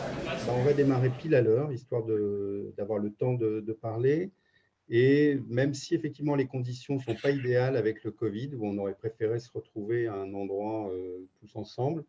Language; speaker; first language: French; native; French